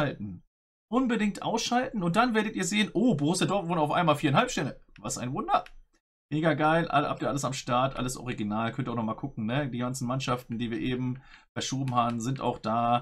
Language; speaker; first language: German; native; German